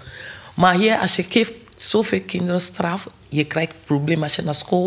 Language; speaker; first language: Dutch; non-native, learner; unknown